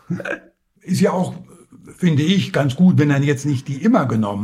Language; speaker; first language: German; native; German